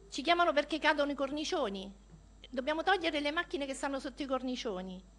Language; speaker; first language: Italian; native; Italian